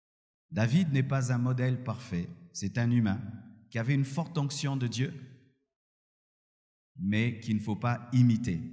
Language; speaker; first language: French; non-native, local second language; Lingala